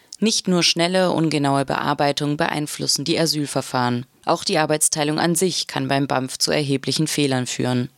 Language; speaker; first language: German; native; German